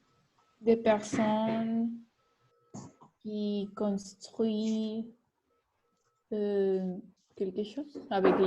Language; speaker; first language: French; non-native, learner; Spanish